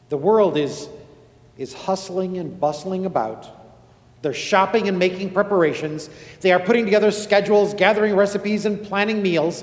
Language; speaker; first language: English; native; English